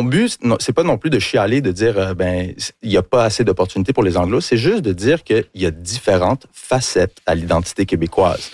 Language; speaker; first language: French; early bilingual, other home language; English